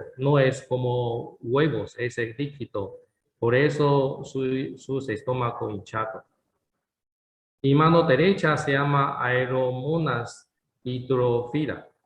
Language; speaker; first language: Spanish; non-native, learner; Chinese